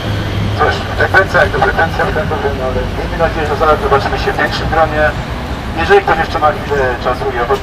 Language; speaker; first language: Polish; native; Polish